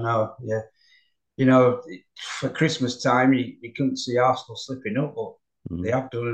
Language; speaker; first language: English; native; English